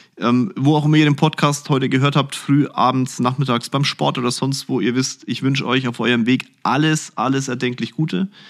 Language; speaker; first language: German; native; German